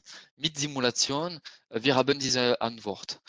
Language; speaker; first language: German; non-native, fluent; French